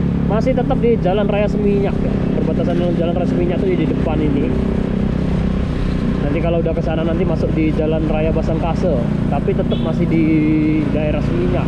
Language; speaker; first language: Indonesian; native; Indonesian